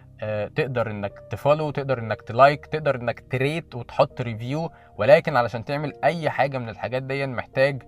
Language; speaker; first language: Arabic; native; Arabic